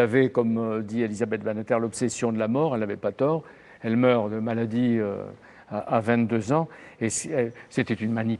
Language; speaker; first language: French; native; French